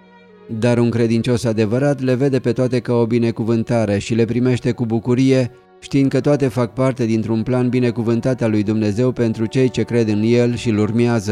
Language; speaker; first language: Romanian; native; Romanian